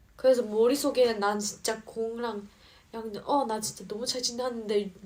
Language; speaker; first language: Korean; non-native, fluent; Vietnamese